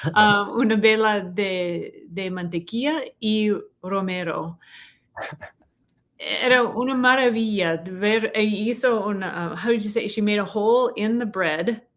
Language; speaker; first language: Spanish; non-native, learner; English